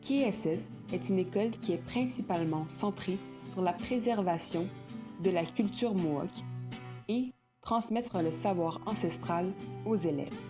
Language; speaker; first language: French; native; French